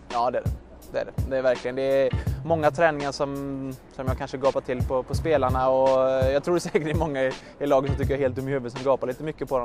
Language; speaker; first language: Swedish; native; Swedish